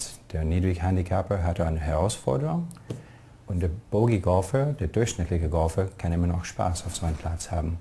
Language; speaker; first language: German; non-native, fluent; English